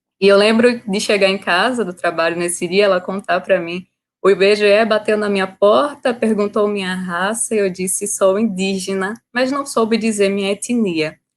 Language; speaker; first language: Portuguese; native; Portuguese